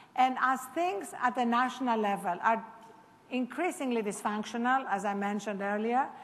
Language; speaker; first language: English; non-native, fluent; Greek